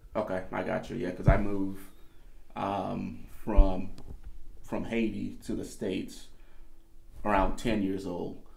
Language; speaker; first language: English; native; English